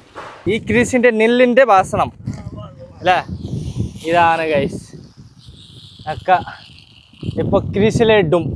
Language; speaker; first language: Malayalam; non-native, learner; Bangla